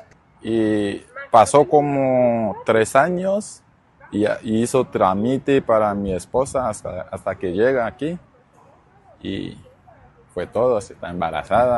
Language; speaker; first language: Spanish; non-native, learner; Haitian Creole